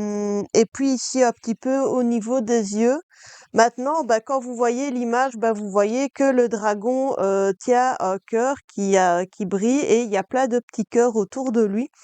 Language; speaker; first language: French; native; French